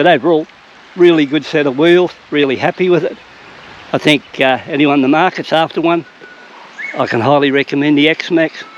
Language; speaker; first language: English; native; English